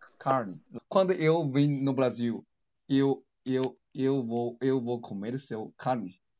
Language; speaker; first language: Portuguese; non-native, learner; Chinese